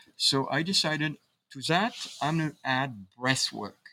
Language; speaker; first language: English; non-native, fluent; French